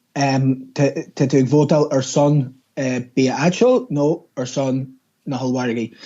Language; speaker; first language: Irish; non-native, local second language; English